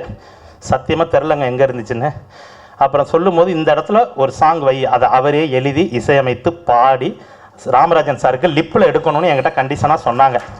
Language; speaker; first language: Tamil; native; Tamil